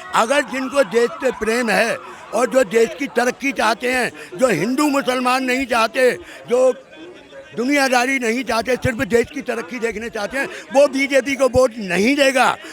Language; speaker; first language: Hindi; native; Hindi